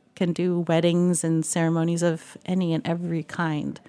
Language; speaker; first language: English; native; English